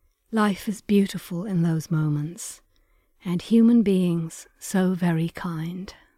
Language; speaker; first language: English; native; English